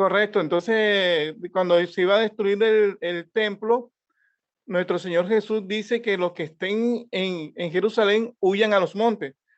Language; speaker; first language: Spanish; native; Spanish